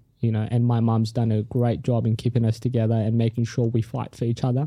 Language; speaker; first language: English; non-native, local second language; Tigrinya